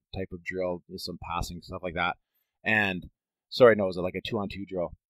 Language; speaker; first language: English; native; English